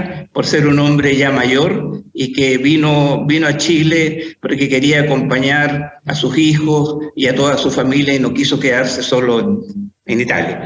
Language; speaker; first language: Spanish; native; Spanish